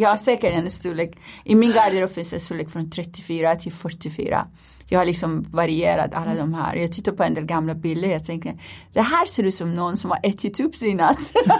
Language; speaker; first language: Swedish; non-native, fluent; Persian